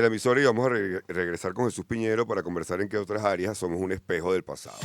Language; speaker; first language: Spanish; native; Spanish